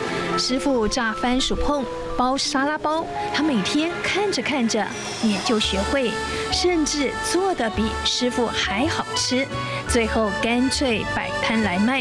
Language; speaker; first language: Chinese; native; Chinese